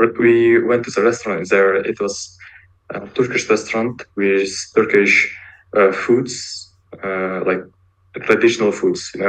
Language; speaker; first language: English; non-native, learner; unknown